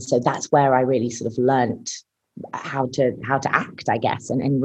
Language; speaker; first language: English; native; English